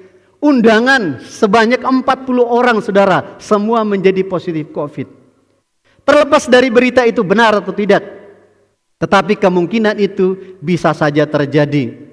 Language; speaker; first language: Indonesian; native; Indonesian